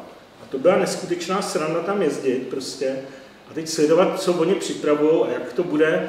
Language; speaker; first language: Czech; native; Czech